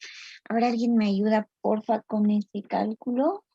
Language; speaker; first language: Spanish; native; Spanish